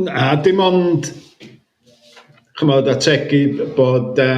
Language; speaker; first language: Welsh; native; Welsh